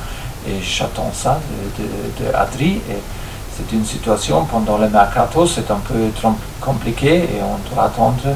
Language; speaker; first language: French; non-native, fluent; German